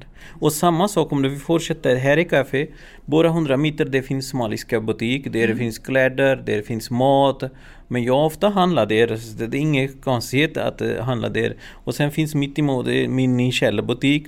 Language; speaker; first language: Swedish; non-native, fluent; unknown